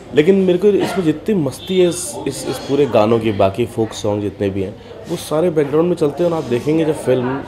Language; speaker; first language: Hindi; native; Hindi